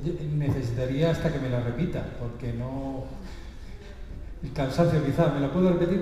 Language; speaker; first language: Spanish; native; Spanish